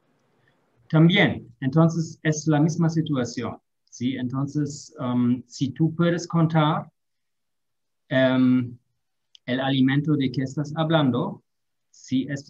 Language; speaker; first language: Spanish; non-native, fluent; German